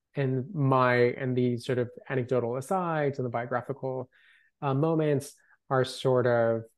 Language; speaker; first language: English; non-native, fluent; Spanish